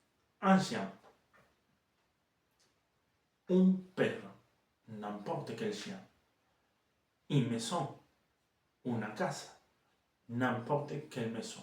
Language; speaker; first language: French; non-native, fluent; Spanish